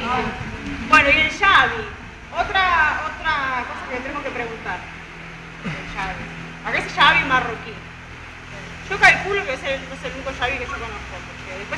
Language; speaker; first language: Spanish; native; Spanish